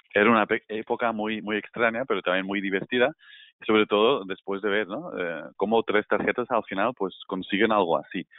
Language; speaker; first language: Spanish; non-native, fluent; Dutch